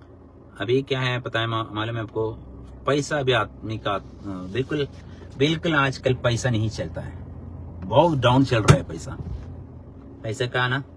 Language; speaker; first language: Hindi; non-native, local second language; Malayalam